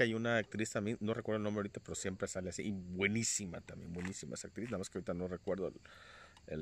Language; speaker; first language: Spanish; native; Spanish